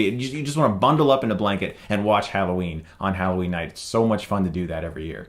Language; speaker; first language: English; native; English